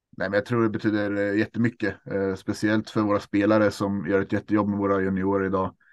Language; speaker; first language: Swedish; native; Swedish